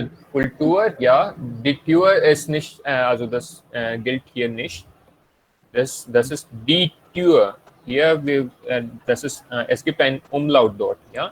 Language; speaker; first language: German; non-native, fluent; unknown